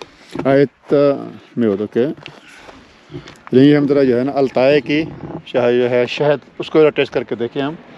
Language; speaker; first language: Russian; non-native, learner; Urdu